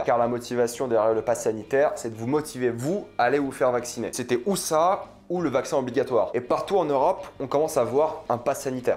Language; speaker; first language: French; native; French